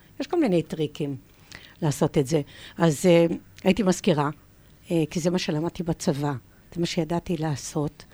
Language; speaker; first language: Hebrew; early bilingual, other home language; English